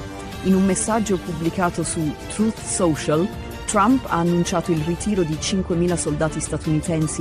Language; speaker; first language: Italian; native; Italian